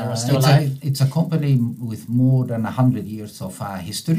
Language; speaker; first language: English; non-native, fluent; Italian